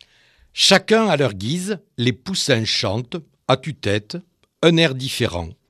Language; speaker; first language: French; native; French